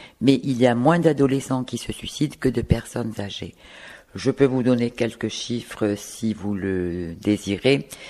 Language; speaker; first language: French; native; French